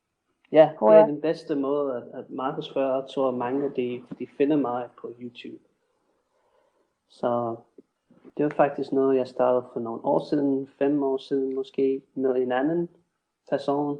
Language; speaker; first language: Danish; non-native, fluent; English